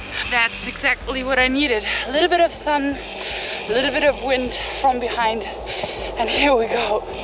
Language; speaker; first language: English; non-native, fluent; German